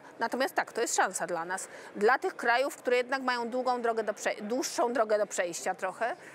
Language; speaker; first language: Polish; native; Polish